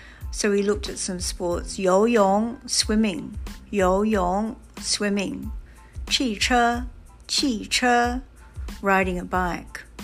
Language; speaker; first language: English; native; English